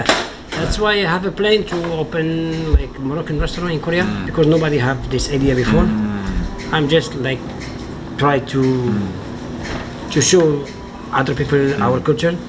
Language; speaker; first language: English; non-native, fluent; Arabic